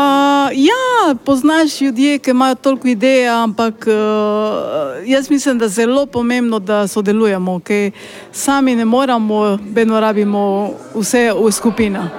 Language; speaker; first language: Slovenian; non-native, learner; Spanish